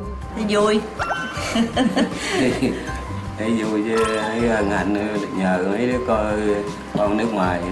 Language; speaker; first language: Vietnamese; native; Vietnamese